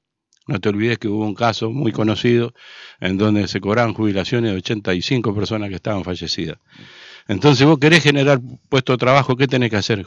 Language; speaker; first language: Spanish; native; Spanish